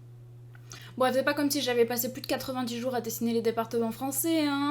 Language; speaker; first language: French; native; French